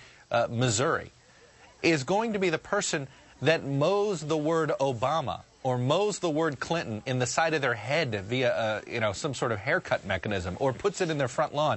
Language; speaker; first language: English; native; English